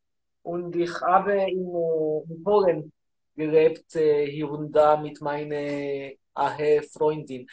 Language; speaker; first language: German; non-native, learner; Hebrew